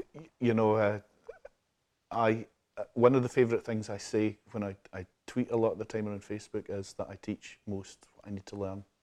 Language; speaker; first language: English; native; English